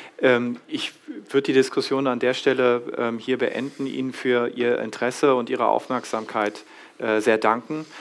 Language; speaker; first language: German; native; German